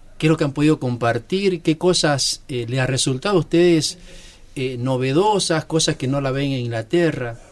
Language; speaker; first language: Spanish; native; Spanish